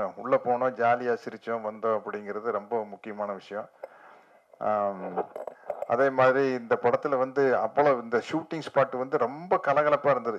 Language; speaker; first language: Tamil; native; Tamil